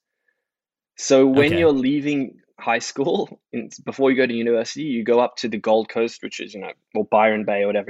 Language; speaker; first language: English; native; English